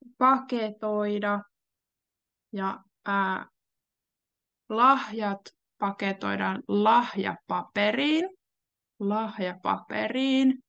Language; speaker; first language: Finnish; native; Finnish